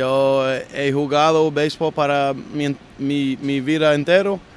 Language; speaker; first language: Spanish; non-native, learner; English